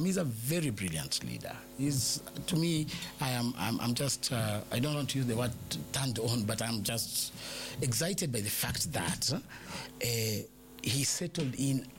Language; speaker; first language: English; non-native, local second language; Luyia